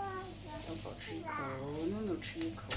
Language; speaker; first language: Chinese; native; Chinese